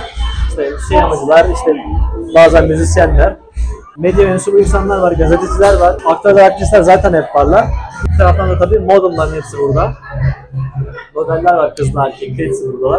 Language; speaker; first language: Turkish; native; Turkish